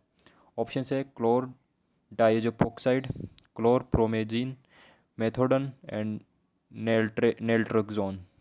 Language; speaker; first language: Hindi; native; Hindi